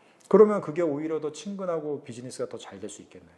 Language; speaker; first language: Korean; native; Korean